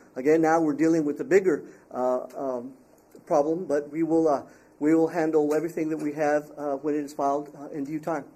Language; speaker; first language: English; early bilingual, other home language; Spanish